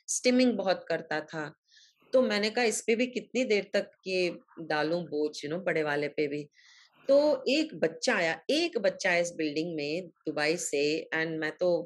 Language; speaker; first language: Hindi; native; Hindi